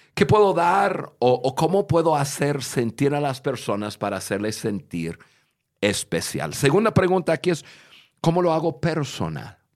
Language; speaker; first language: Spanish; non-native, fluent; English